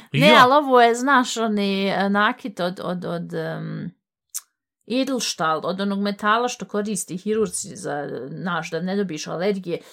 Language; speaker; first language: Bosnian; native; Bosnian